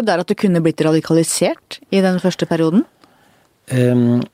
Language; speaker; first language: Norwegian; native; Norwegian